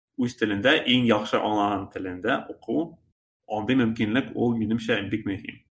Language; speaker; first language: Tatar; native; Tatar